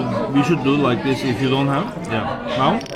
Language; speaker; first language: English; non-native, learner; Turkish